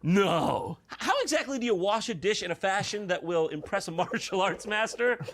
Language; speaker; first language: English; native; English